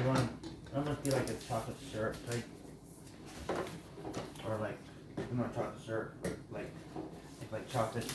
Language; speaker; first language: English; native; English